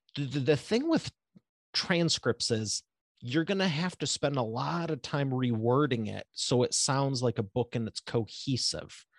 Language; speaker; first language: English; native; English